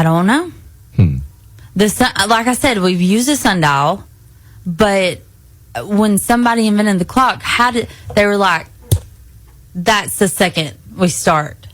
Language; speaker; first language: English; native; English